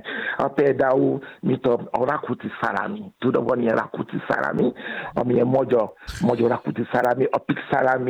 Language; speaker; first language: Hungarian; non-native, fluent; Yoruba